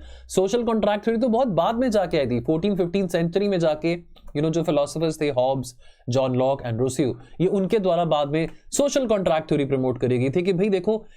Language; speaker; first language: Hindi; native; Hindi